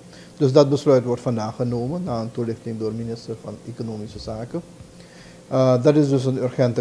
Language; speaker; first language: Dutch; native; Dutch